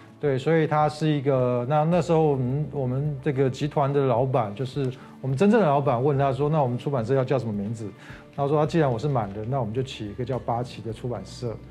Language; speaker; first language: Chinese; native; Chinese